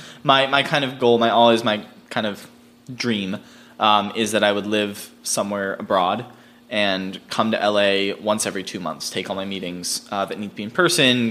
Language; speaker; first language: English; native; English